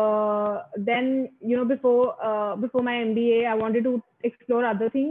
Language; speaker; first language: English; non-native, local second language; Marathi